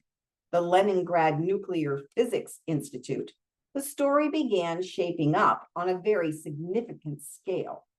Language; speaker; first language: English; native; English